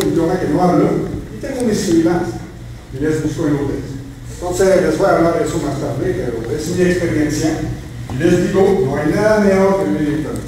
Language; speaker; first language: Spanish; non-native, fluent; English